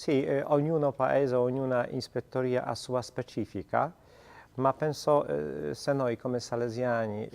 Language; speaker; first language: Italian; non-native, fluent; Polish